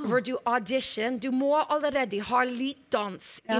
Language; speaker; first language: Norwegian; non-native, learner; English